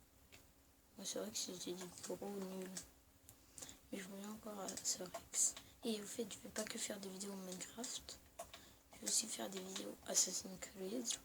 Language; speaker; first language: French; native; French